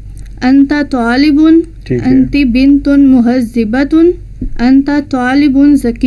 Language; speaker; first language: Arabic; non-native, learner; Urdu